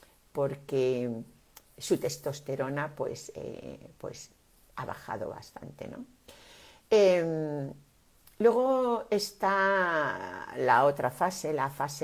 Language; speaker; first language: Spanish; native; Spanish